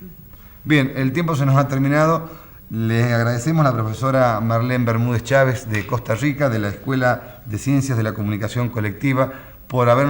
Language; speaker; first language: Spanish; native; Spanish